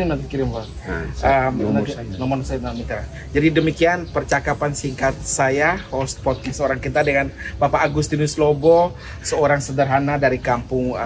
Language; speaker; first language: Indonesian; native; Indonesian